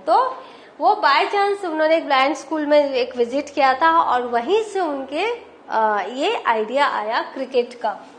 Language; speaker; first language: Hindi; native; Hindi